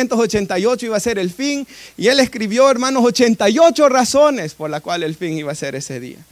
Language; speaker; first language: Spanish; native; Spanish